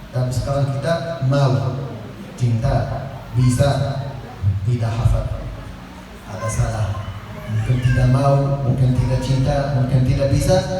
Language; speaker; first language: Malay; non-native, learner; Arabic